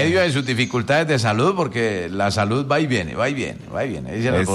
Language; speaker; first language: Spanish; native; Spanish